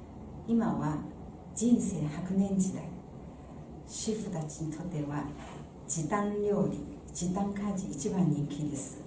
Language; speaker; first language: Japanese; non-native, fluent; Chinese